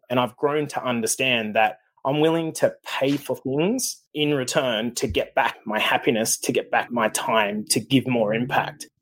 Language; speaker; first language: English; native; English